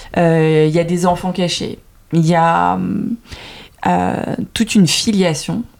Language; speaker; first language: French; early bilingual, other home language; Vietnamese